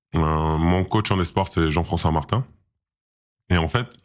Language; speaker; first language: French; native; French